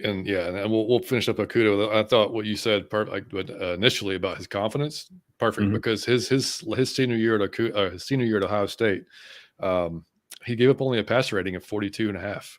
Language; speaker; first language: English; native; English